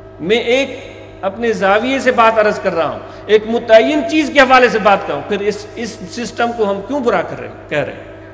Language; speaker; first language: Urdu; non-native, local second language; Sindhi